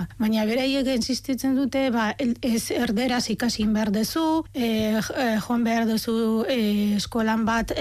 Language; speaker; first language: Basque; non-native, fluent; Arabic